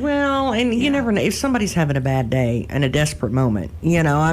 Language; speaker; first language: English; native; English